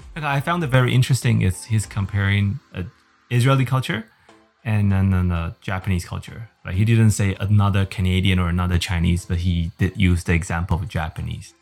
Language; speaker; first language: English; early bilingual, other home language; Chinese